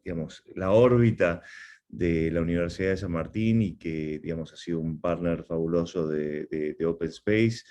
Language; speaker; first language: Spanish; native; Spanish